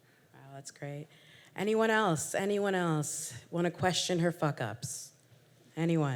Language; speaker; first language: English; native; English